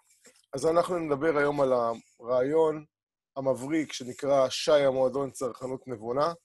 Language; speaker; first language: Hebrew; native; Hebrew